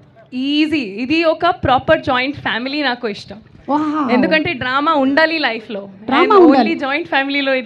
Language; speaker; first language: Telugu; non-native, learner; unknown